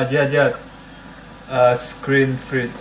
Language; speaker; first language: English; non-native, learner; Vietnamese